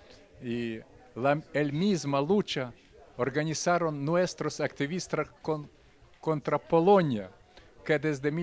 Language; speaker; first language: Spanish; non-native, fluent; Russian